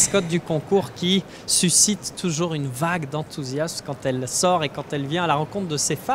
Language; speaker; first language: French; native; French